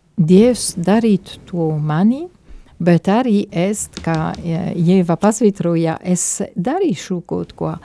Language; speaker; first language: Latvian; non-native, fluent; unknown